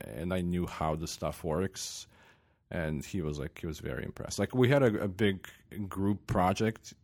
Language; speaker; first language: English; non-native, fluent; Ukrainian